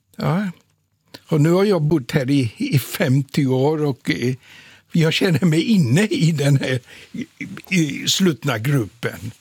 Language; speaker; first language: Swedish; non-native, fluent; Polish